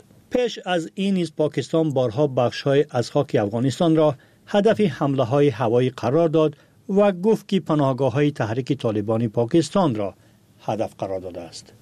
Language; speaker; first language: Persian; native; Persian